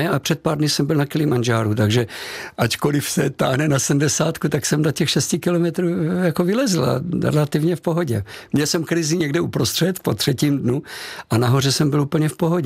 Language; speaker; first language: Czech; native; Czech